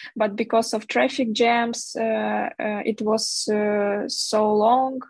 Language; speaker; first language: English; non-native, fluent; Ukrainian